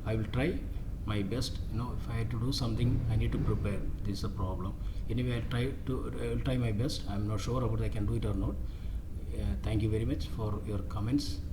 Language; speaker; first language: English; non-native, local second language; Malayalam